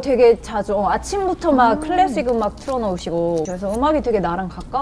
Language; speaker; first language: Korean; native; Korean